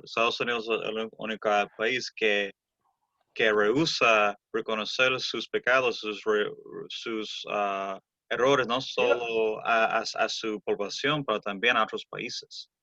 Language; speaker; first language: Spanish; early bilingual, heritage; English